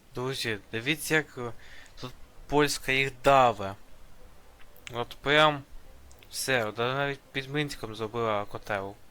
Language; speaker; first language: Ukrainian; non-native, local second language; Russian